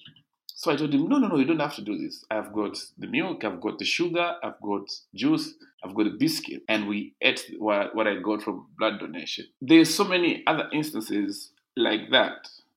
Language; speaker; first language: English; non-native, local second language; Bemba